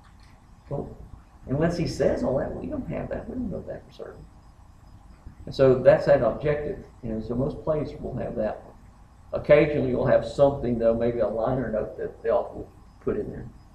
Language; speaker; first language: English; native; English